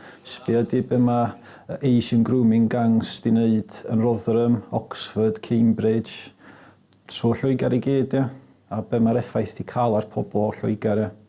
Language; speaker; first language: Welsh; native; Welsh